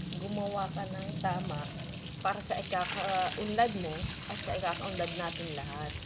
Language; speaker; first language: Filipino; native; Filipino